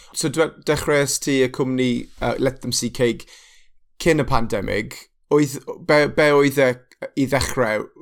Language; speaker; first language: Welsh; non-native, local second language; English